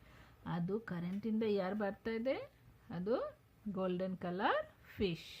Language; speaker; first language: Kannada; non-native, local second language; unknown